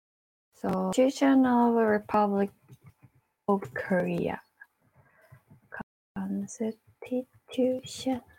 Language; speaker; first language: English; non-native, fluent; Korean